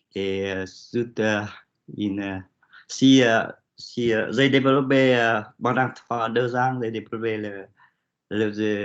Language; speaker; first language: French; non-native, learner; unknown